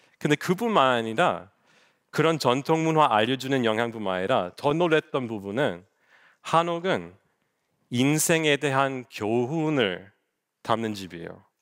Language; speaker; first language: Korean; non-native, fluent; English